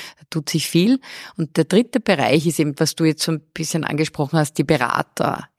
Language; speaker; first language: German; early bilingual, heritage; German